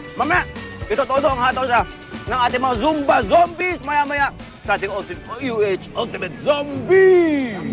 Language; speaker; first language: Filipino; non-native, local second language; Pampanga